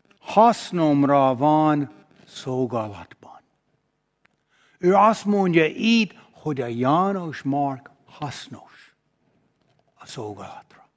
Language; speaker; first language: Hungarian; non-native, fluent; English